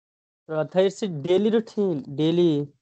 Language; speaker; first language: English; non-native, fluent; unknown